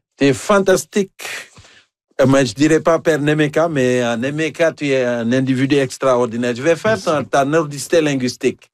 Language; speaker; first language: French; non-native, local second language; Wolof